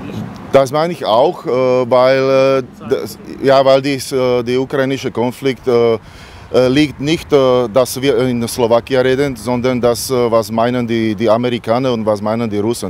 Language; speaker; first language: German; non-native, learner; Slovak